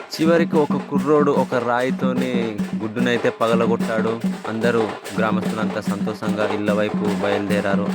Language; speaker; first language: Telugu; non-native, local second language; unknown